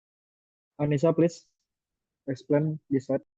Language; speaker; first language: English; non-native, learner; Indonesian